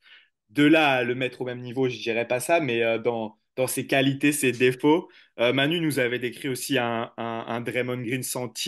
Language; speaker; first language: French; native; French